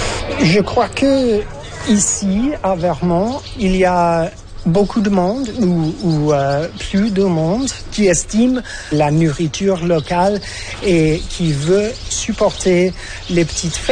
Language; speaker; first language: French; non-native, fluent; English